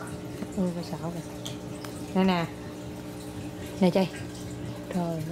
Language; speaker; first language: Vietnamese; native; Vietnamese